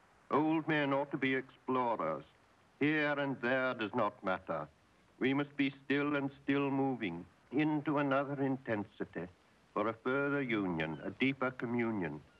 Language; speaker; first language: English; native; English